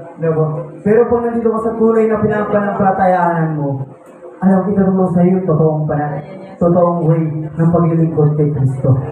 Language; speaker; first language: Filipino; native; Filipino